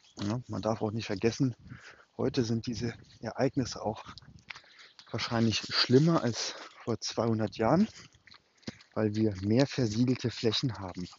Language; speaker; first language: German; native; German